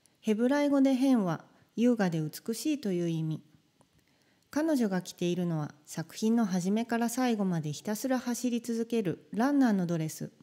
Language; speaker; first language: Japanese; native; Japanese